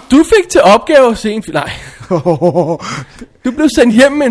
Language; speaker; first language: Danish; native; Danish